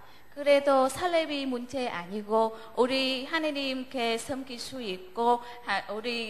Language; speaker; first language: Korean; non-native, learner; Vietnamese